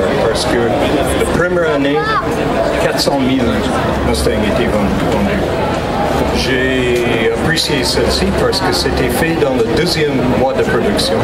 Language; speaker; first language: French; non-native, fluent; English